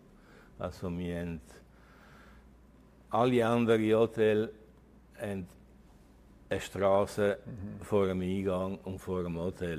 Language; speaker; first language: German; early bilingual, heritage; Italian